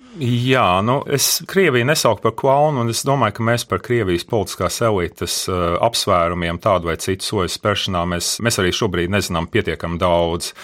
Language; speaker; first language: Latvian; native; Latvian